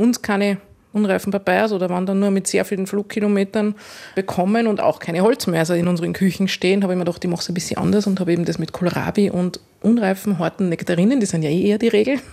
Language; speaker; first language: German; native; German